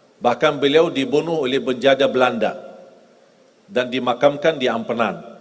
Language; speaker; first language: Indonesian; non-native, fluent; Arabic